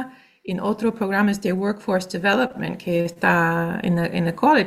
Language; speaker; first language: Spanish; non-native, fluent; English